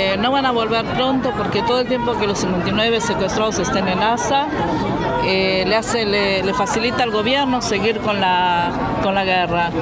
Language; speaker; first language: Spanish; early bilingual, heritage; Spanish